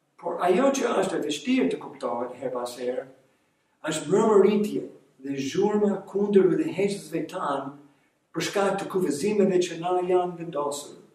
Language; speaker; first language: Albanian; non-native, fluent; English